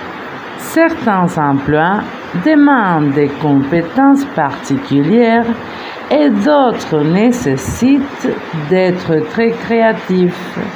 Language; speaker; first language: French; non-native, fluent; Spanish